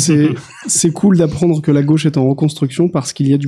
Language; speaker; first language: French; native; French